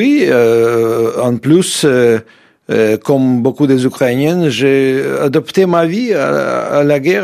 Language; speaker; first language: French; non-native, fluent; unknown